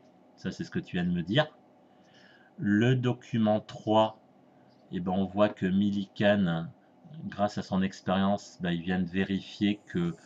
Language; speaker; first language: French; native; French